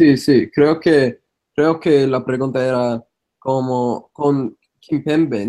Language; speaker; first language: Spanish; non-native, fluent; English